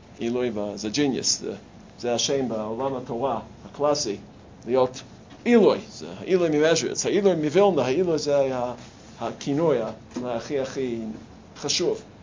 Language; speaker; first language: Hebrew; non-native, fluent; English